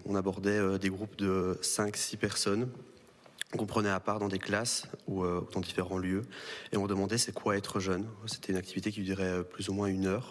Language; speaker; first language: French; native; French